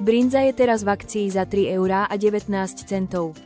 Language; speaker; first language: Slovak; native; Slovak